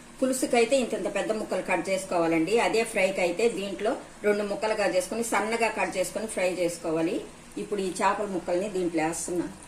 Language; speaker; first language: Telugu; native; Telugu